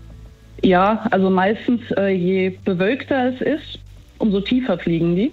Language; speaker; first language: German; native; German